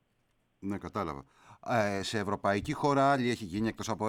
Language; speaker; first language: Greek; native; Greek